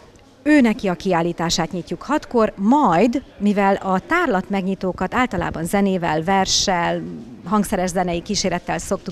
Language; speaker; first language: Hungarian; native; Hungarian